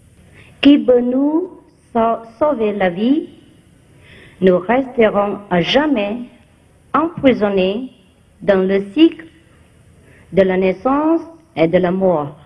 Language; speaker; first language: French; non-native, fluent; Vietnamese